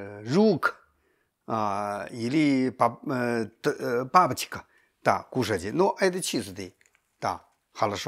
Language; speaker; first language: Russian; non-native, learner; Chinese